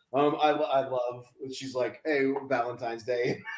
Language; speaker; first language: English; native; English